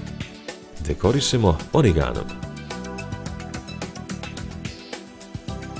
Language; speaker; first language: Serbian; native; Serbian